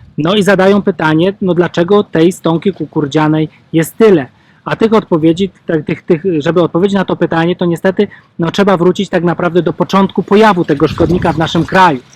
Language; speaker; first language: Polish; native; Polish